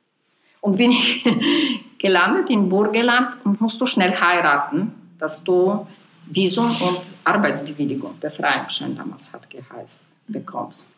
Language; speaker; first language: German; non-native, fluent; Polish